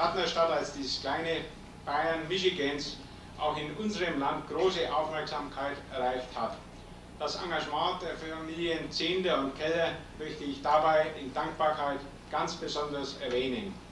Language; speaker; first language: German; native; German